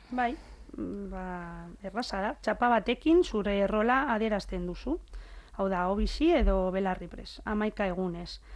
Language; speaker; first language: Basque; non-native, local second language; Spanish